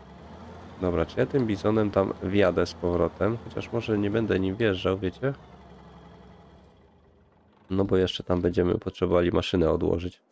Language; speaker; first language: Polish; native; Polish